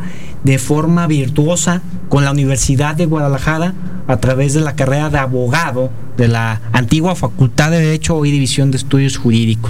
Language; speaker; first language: Spanish; native; Spanish